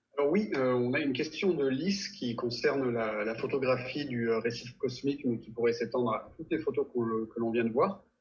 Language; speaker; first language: French; native; French